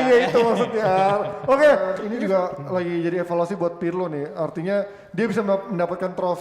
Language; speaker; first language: Indonesian; native; Indonesian